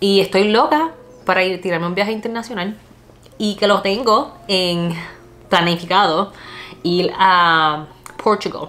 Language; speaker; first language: Spanish; early bilingual, other home language; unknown